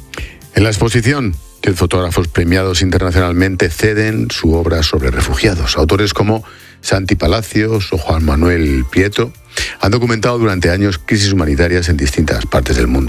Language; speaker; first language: Spanish; native; Spanish